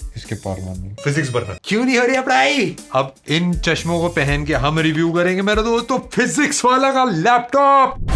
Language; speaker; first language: Hindi; native; Hindi